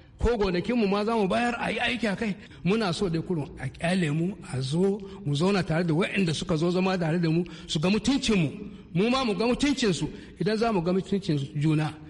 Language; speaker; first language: Hausa; non-native, local second language; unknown